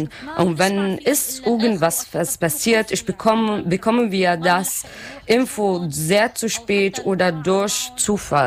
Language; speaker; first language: German; non-native, learner; Arabic